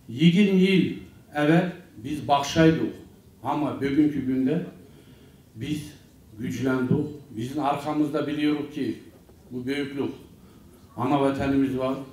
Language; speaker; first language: Turkish; early bilingual, heritage; Turkish